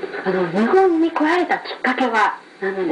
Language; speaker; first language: Japanese; native; Japanese